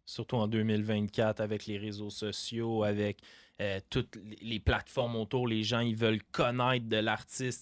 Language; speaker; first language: French; native; French